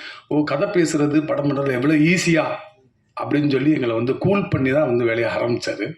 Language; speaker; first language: Tamil; native; Tamil